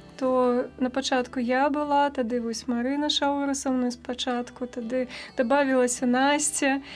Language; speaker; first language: Belarusian; native; Belarusian